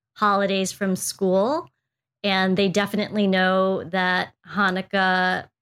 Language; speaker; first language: English; native; English